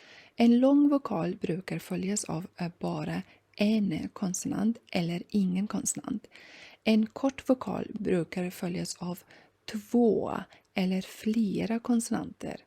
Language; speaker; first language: Swedish; non-native, fluent; Persian